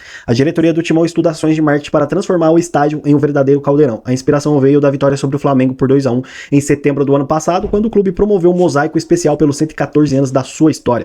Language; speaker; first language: Portuguese; native; Portuguese